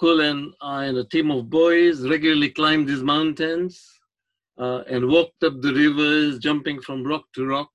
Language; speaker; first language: English; non-native, local second language; Gujarati